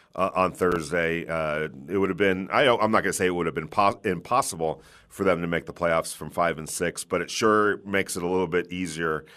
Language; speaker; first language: English; native; English